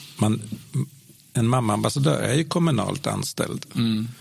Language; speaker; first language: Swedish; native; Swedish